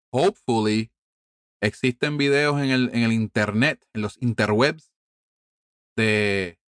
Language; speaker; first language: Spanish; early bilingual, heritage; Spanish